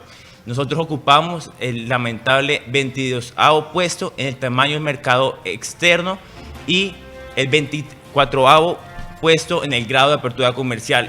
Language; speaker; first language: Spanish; native; Spanish